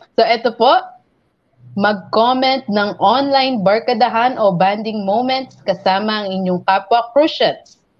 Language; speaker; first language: Filipino; non-native, local second language; Pampanga